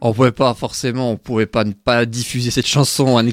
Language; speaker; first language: French; native; French